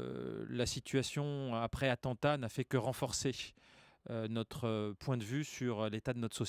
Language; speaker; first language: French; native; French